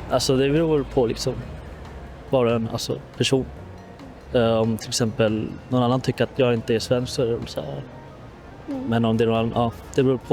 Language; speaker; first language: Swedish; native; Swedish